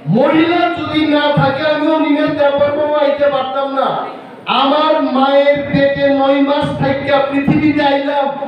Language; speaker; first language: Bangla; non-native, local second language; Kok Borok